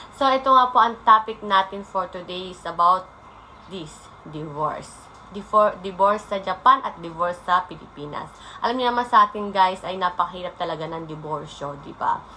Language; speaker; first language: Filipino; native; Filipino